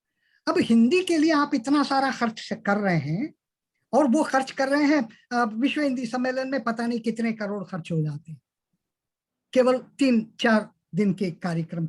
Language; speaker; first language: Hindi; native; Hindi